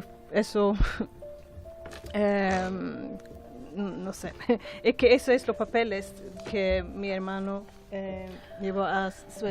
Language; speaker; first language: Spanish; non-native, learner; Swedish